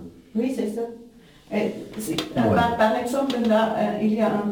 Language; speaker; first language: French; non-native, fluent; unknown